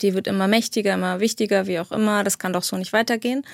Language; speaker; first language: German; native; German